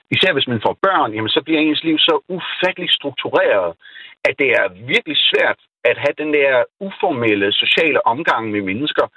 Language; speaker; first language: Danish; non-native, fluent; Urdu